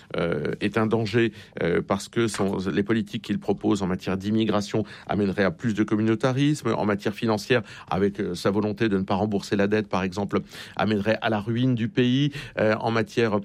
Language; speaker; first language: French; native; French